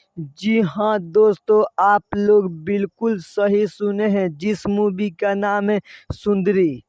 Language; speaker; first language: Hindi; non-native, local second language; Bhojpuri